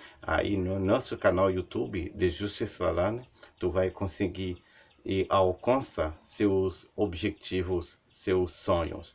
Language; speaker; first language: Portuguese; non-native, learner; Haitian Creole